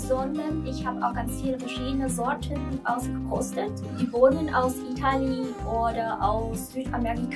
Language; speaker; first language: German; non-native, learner; Vietnamese